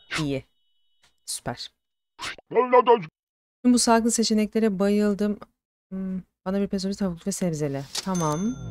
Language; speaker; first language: Turkish; native; Turkish